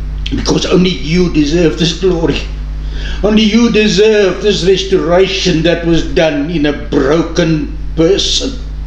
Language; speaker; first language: English; non-native, local second language; Afrikaans